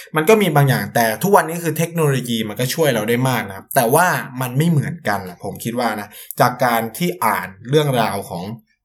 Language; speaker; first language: Thai; native; Thai